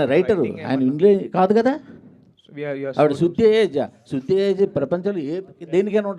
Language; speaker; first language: Telugu; native; Telugu